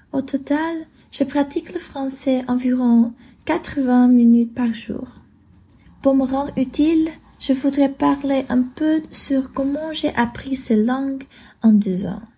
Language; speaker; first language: French; non-native, learner; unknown